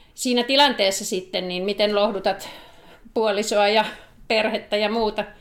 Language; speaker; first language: Finnish; native; Finnish